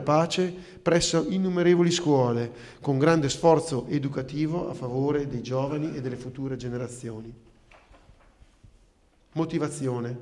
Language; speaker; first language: Italian; native; Italian